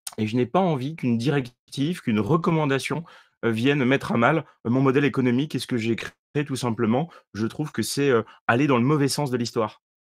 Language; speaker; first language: French; native; French